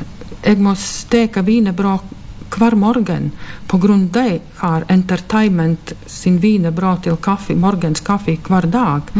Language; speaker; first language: Norwegian; non-native, fluent; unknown